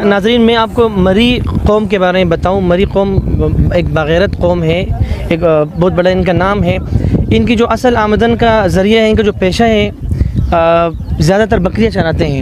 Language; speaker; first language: Urdu; native; Urdu